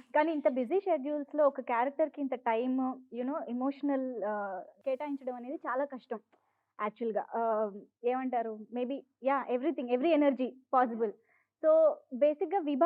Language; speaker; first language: Telugu; native; Telugu